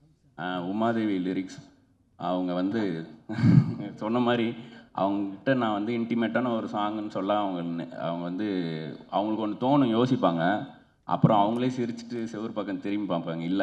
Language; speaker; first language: Tamil; native; Tamil